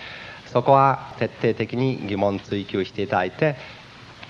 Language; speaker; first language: Japanese; native; Japanese